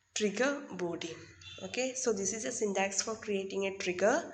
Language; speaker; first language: English; non-native, local second language; Malayalam